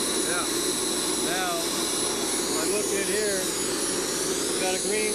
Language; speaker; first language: English; native; English